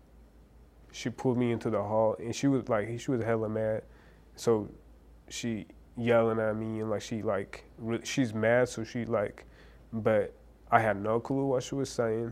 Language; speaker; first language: English; early bilingual, other home language; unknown